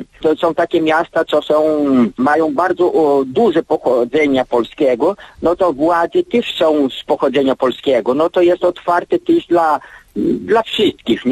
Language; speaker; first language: Polish; early bilingual, heritage; Polish